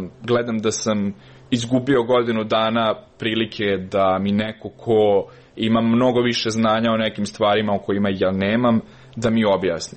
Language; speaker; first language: Serbian; native; Serbian